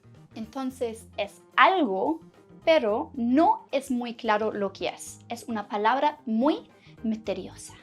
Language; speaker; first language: Spanish; non-native, fluent; English